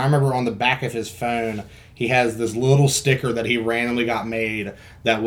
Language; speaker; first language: English; native; English